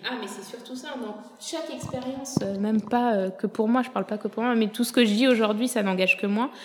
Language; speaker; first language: French; native; French